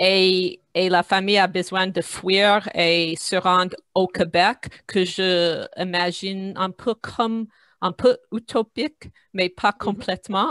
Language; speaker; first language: French; non-native, fluent; English